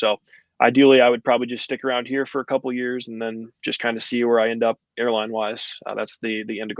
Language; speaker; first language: English; native; English